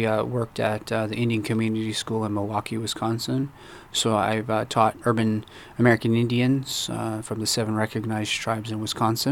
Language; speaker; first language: English; early bilingual, other home language; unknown